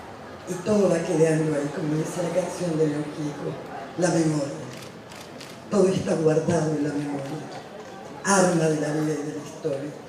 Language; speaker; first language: Spanish; native; Spanish